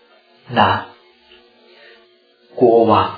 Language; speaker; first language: Chinese; non-native, fluent; Czech